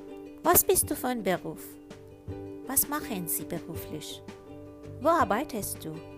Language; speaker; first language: German; non-native, fluent; Persian